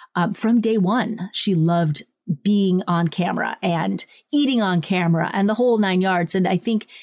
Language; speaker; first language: English; early bilingual, other home language; Italian